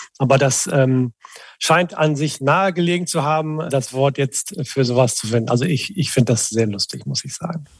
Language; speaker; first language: German; native; German